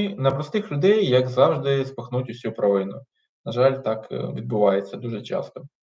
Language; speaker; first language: Ukrainian; non-native, local second language; Russian